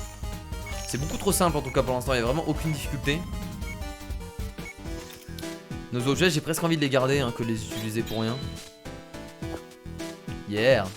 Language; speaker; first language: French; native; French